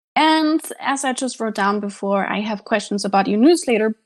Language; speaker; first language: English; non-native, fluent; German